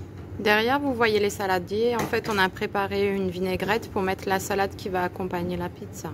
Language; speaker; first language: French; native; French